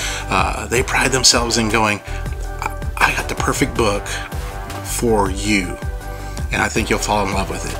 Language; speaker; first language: English; native; English